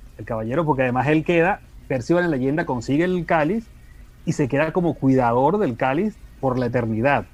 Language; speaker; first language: Spanish; native; Spanish